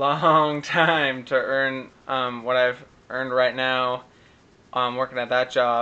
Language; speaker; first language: English; native; English